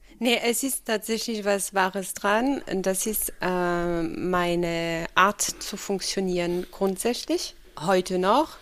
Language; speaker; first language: German; non-native, fluent; French